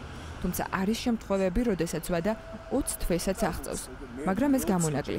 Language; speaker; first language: Georgian; native; Georgian